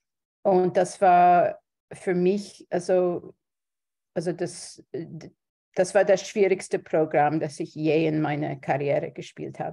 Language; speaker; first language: German; non-native, fluent; English